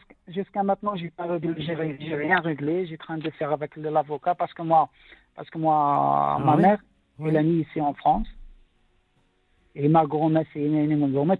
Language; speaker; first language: French; non-native, local second language; Arabic